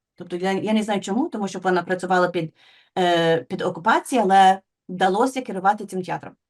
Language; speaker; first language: Ukrainian; non-native, fluent; English